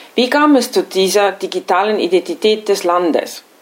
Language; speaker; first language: German; non-native, fluent; Estonian